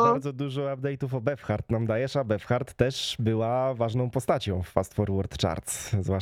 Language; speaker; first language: Polish; native; Polish